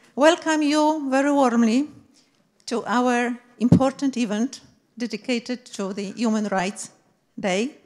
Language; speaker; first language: English; non-native, fluent; Polish